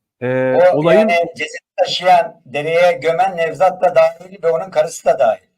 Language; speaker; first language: Turkish; native; Turkish